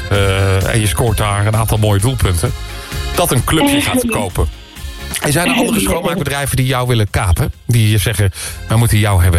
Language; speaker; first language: Dutch; native; Dutch